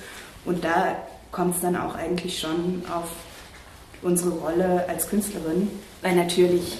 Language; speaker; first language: German; native; German